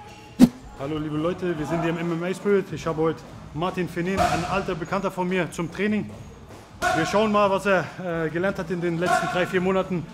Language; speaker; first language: German; native; German